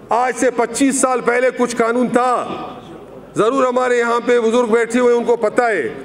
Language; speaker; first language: Urdu; non-native, local second language; Baluchi